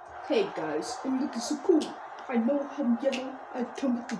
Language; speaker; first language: English; native; English